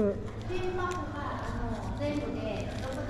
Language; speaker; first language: Japanese; non-native, fluent; Thai